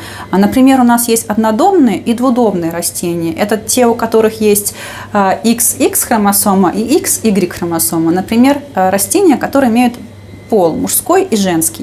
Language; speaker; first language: Russian; native; Russian